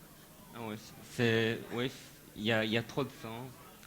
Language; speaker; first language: French; non-native, fluent; Japanese